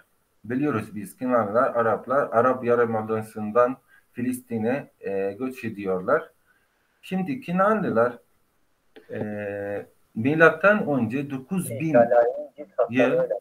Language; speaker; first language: Turkish; non-native, fluent; Arabic